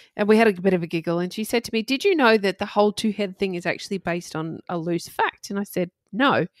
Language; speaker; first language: English; native; English